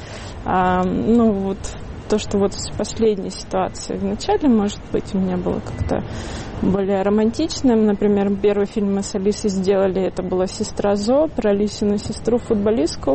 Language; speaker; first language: Russian; native; Russian